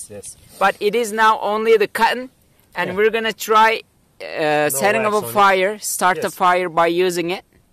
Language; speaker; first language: English; non-native, learner; Turkish